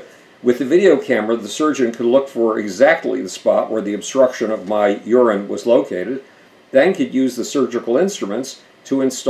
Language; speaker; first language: English; native; English